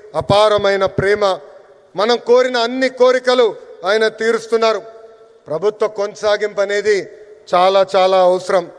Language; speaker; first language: Telugu; native; Telugu